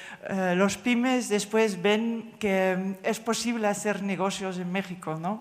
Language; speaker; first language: Spanish; non-native, fluent; Dutch